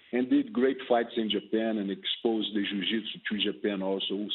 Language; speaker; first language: English; non-native, fluent; Portuguese